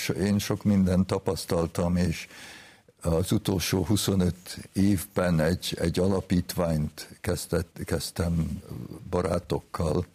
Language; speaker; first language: Hungarian; early bilingual, heritage; Hungarian